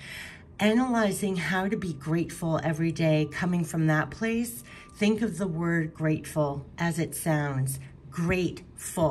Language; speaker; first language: English; native; English